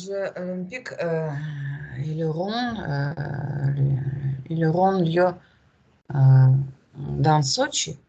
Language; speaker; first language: French; non-native, learner; Russian